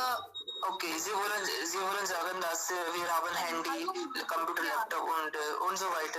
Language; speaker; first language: German; non-native, learner; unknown